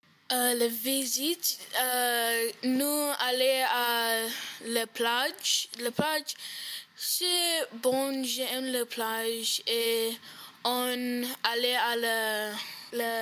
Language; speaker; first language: French; non-native, learner; English